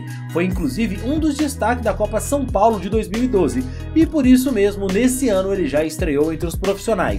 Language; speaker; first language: Portuguese; native; Portuguese